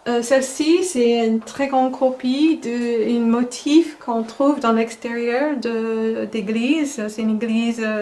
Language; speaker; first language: French; non-native, fluent; English